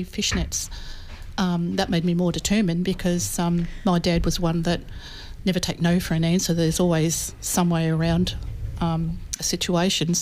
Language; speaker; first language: English; native; English